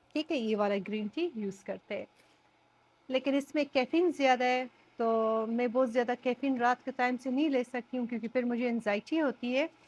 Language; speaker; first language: Urdu; non-native, fluent; Persian